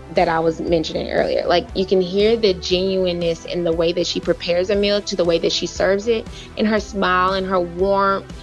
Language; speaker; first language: English; native; English